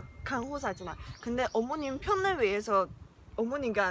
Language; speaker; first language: Korean; non-native, learner; Chinese